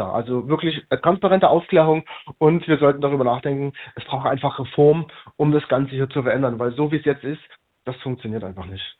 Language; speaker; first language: German; native; German